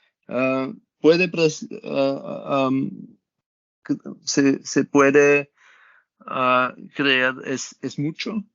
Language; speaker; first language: Spanish; non-native, learner; German